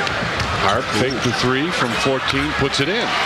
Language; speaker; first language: English; native; English